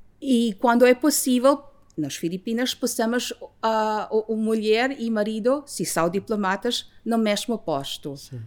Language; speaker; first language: Portuguese; non-native, learner; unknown